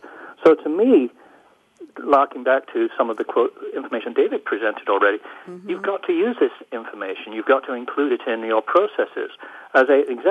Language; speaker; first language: English; native; English